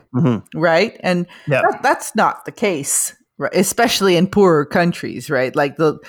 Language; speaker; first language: English; non-native, fluent; Portuguese